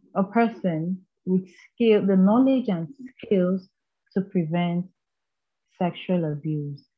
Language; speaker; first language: English; non-native, local second language; Igbo